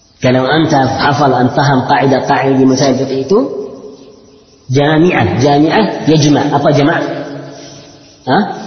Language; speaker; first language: Arabic; non-native, fluent; Malay